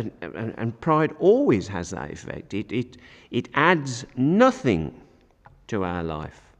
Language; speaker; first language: English; native; English